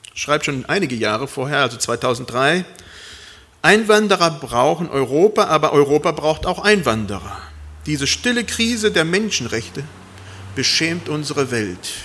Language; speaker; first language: German; early bilingual, other home language; Spanish